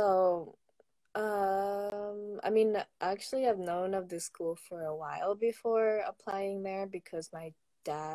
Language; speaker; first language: English; native; English